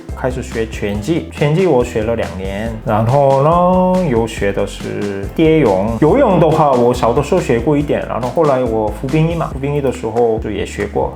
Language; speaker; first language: Chinese; non-native, fluent; Korean